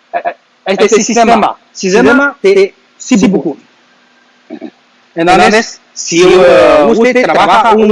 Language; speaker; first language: Spanish; non-native, learner; Chinese